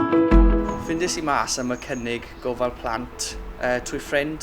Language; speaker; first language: Welsh; native; Welsh